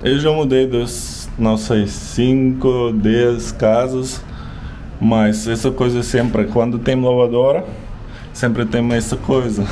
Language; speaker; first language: Portuguese; non-native, learner; Russian